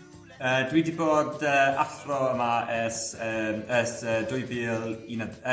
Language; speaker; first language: Welsh; non-native, learner; English